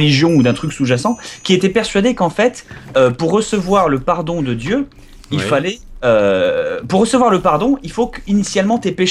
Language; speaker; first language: French; native; French